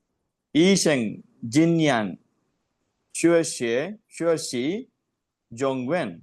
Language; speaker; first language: Chinese; non-native, learner; Tamil